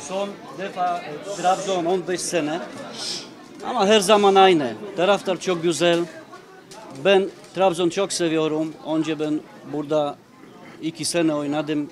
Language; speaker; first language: Turkish; non-native, learner; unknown